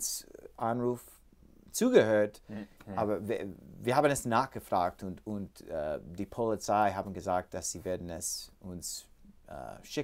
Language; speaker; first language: German; non-native, learner; English